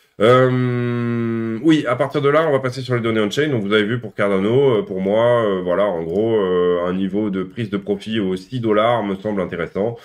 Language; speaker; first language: French; native; French